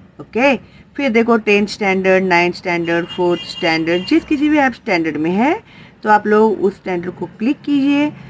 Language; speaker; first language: Hindi; non-native, local second language; Marathi